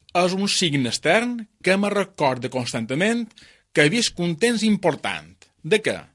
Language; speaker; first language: Catalan; native; Catalan